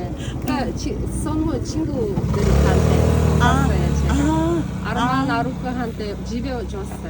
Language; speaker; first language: Korean; non-native, learner; Kazakh